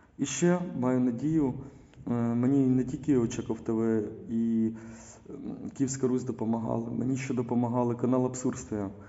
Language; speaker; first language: Ukrainian; non-native, local second language; Russian